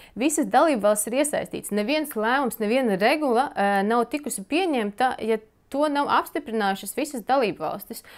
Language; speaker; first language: Latvian; native; Latvian